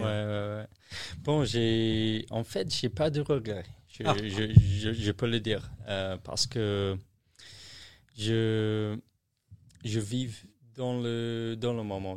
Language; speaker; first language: French; non-native, learner; English